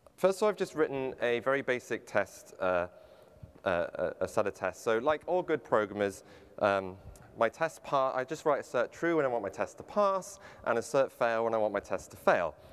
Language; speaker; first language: English; native; English